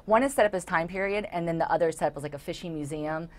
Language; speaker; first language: English; native; English